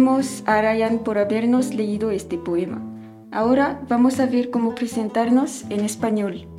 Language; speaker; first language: Spanish; non-native, learner; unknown